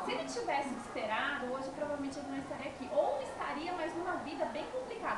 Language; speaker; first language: Portuguese; native; Portuguese